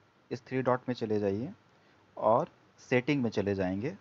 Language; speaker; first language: Hindi; native; Hindi